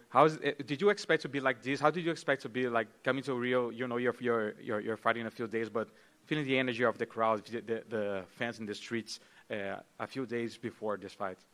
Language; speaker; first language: English; non-native, fluent; Portuguese